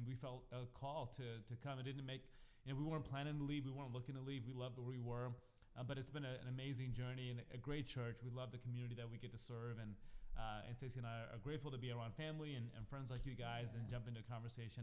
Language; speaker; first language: English; non-native, local second language; Malayalam